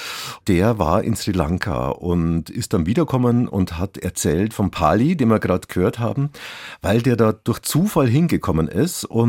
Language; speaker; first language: German; native; German